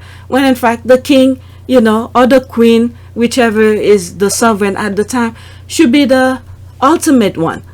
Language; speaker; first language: English; non-native, fluent; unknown